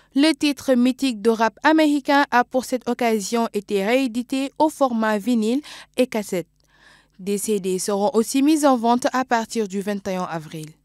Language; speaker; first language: French; non-native, local second language; Wolof